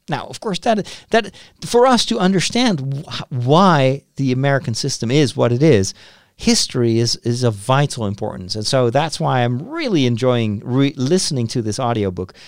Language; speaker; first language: English; non-native, fluent; Dutch